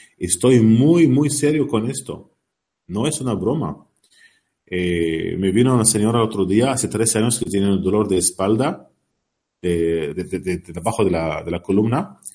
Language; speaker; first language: Spanish; non-native, learner; Arabic